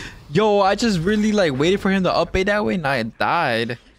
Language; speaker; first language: English; early bilingual, other home language; Spanish